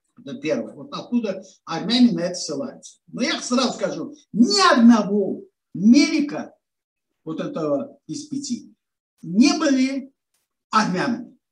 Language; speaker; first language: Russian; non-native, local second language; Azerbaijani